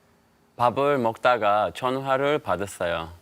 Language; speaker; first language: Korean; non-native, learner; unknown